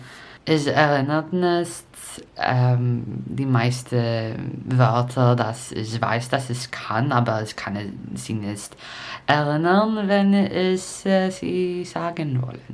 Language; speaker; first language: German; non-native, learner; English